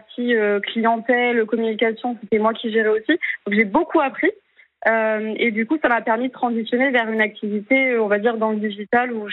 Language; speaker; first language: French; native; French